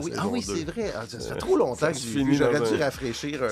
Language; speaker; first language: French; native; French